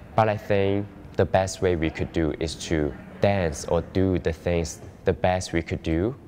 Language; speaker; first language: English; non-native, fluent; Chinese